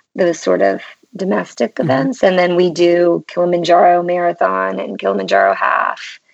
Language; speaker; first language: English; native; English